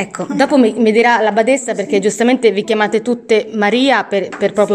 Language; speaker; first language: Italian; native; Italian